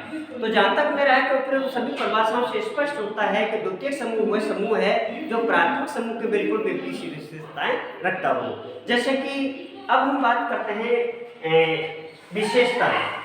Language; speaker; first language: Hindi; native; Hindi